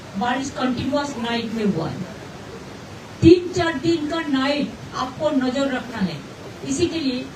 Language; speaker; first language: Hindi; non-native, local second language; Bangla